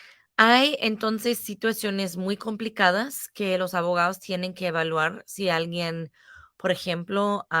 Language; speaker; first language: Spanish; non-native, fluent; English